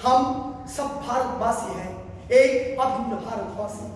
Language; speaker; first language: Hindi; non-native, local second language; Bangla